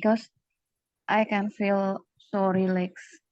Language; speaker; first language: English; non-native, learner; Indonesian